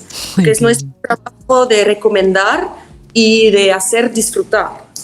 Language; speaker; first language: Spanish; non-native, fluent; German